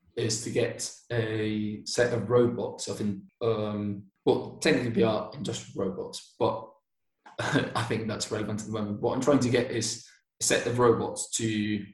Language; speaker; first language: English; non-native, fluent; Spanish